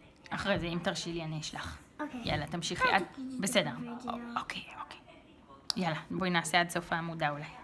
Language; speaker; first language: Hebrew; native; Hebrew